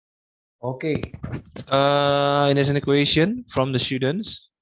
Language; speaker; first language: English; non-native, local second language; Indonesian